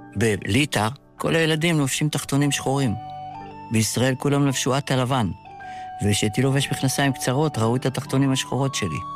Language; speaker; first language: Hebrew; early bilingual, other home language; Yiddish